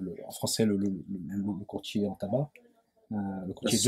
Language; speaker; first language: French; native; French